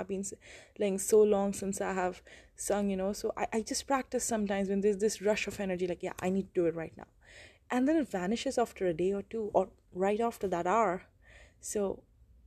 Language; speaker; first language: English; non-native, local second language; Hindi